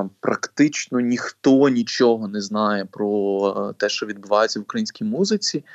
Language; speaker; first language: Ukrainian; non-native, local second language; Russian